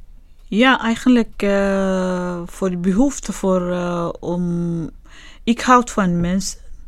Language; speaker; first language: Dutch; non-native, learner; Arabic